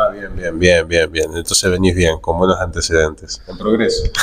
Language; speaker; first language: Spanish; native; Spanish